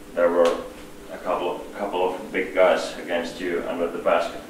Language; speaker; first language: English; non-native, fluent; Finnish